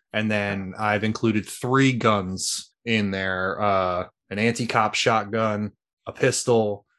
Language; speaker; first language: English; native; English